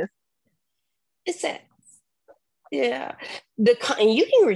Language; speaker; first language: English; native; English